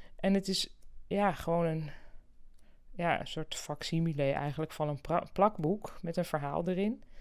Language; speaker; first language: Dutch; native; Dutch